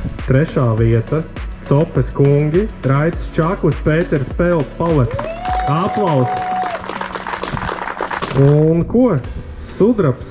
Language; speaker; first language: Latvian; native; Latvian